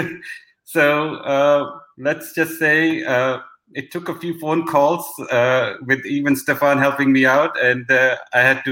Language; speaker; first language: English; non-native, local second language; Hindi